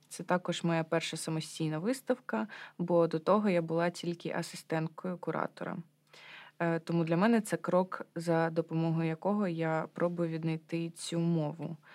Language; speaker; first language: Ukrainian; native; Ukrainian